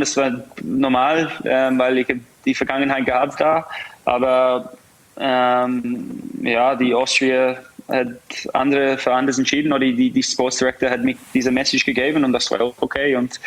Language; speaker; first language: German; non-native, fluent; English